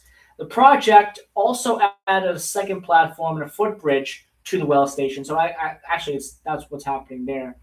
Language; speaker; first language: English; native; English